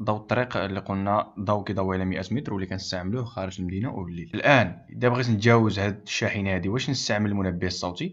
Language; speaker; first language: Arabic; native; Arabic